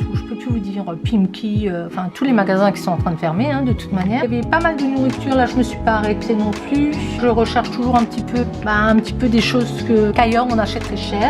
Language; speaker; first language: French; native; French